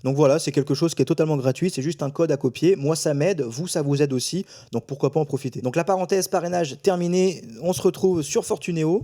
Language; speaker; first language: French; native; French